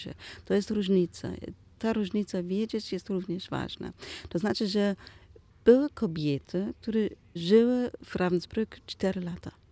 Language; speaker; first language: Polish; non-native, learner; German